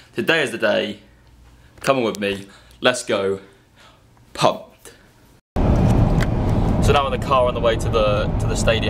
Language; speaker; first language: English; native; English